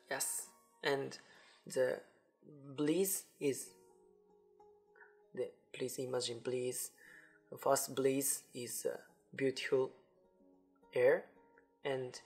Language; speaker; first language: English; non-native, learner; Japanese